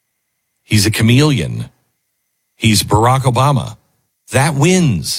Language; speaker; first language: English; native; English